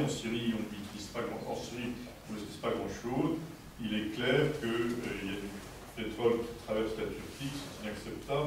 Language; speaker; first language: French; native; French